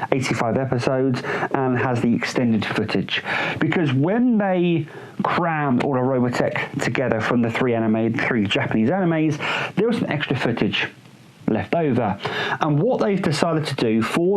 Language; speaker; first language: English; native; English